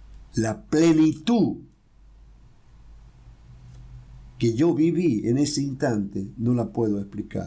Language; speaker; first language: Spanish; native; Spanish